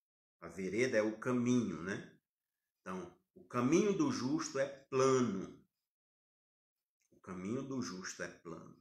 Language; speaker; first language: Portuguese; native; Portuguese